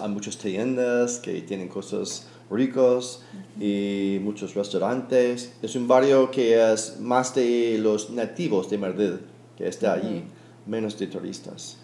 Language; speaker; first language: Spanish; non-native, fluent; English